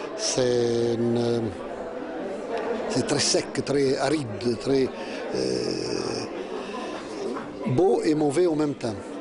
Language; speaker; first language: French; non-native, fluent; Italian